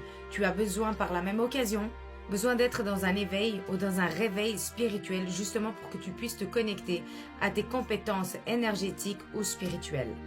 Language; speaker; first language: French; native; French